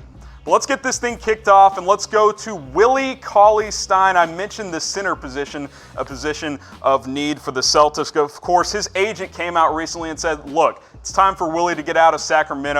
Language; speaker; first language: English; native; English